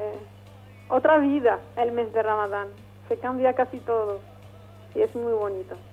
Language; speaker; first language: Spanish; non-native, fluent; Arabic